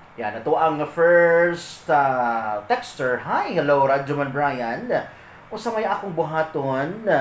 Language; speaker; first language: Cebuano; native; Cebuano